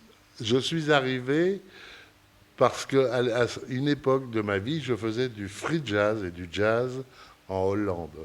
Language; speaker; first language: French; early bilingual, other home language; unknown